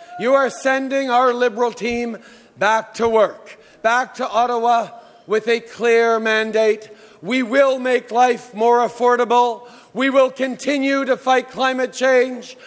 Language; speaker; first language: English; early bilingual, other home language; French